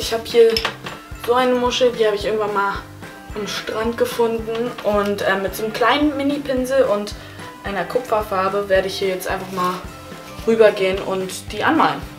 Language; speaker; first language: German; native; German